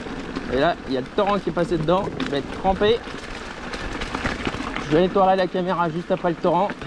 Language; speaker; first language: French; native; French